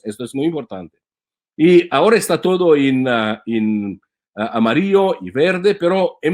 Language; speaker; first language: Spanish; non-native, fluent; Italian